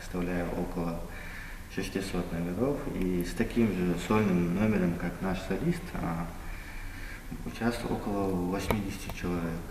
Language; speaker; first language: Russian; non-native, local second language; Ingush